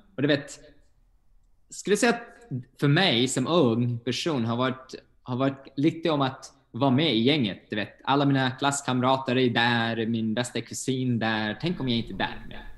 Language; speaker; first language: Swedish; non-native, fluent; Arabic